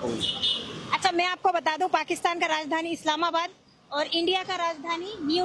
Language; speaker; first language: Hindi; non-native, fluent; Bangla